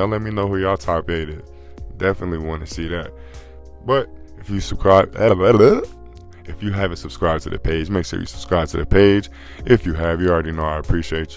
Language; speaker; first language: English; native; English